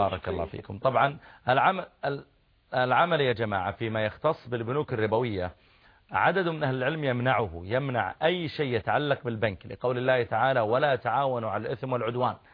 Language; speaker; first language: Arabic; native; Arabic